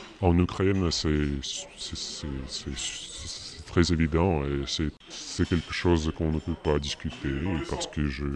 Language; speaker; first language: French; non-native, fluent; Russian